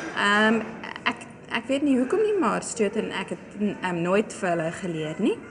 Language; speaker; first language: Afrikaans; non-native, local second language; English